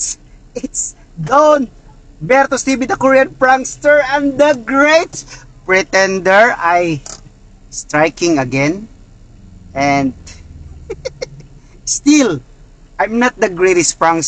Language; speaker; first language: English; non-native, local second language; Filipino